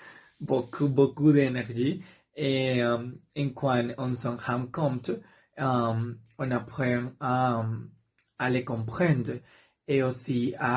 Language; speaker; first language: French; non-native, learner; Spanish